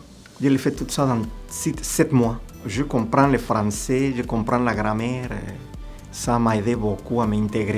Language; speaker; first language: French; non-native, learner; Spanish